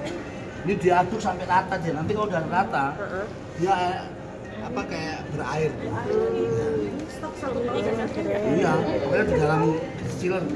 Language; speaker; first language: Indonesian; native; Indonesian